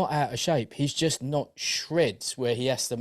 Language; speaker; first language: English; native; English